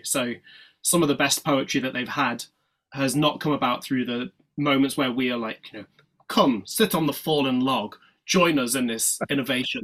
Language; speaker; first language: English; native; English